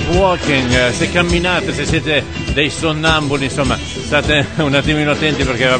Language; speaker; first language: Italian; native; Italian